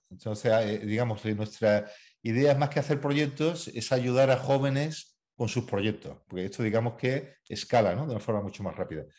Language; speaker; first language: Spanish; native; Spanish